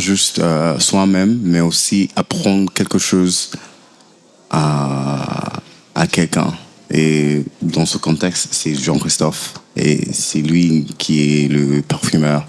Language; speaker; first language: French; non-native, fluent; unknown